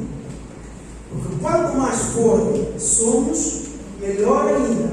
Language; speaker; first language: Portuguese; non-native, local second language; Upper Guinea Crioulo